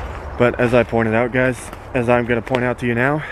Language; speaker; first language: English; native; English